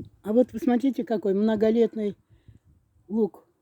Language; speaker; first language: Russian; non-native, fluent; Azerbaijani